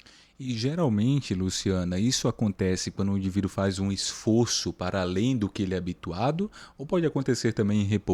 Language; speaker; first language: Portuguese; native; Portuguese